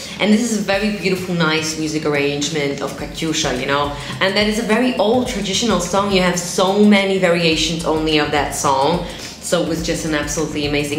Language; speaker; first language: English; non-native, fluent; German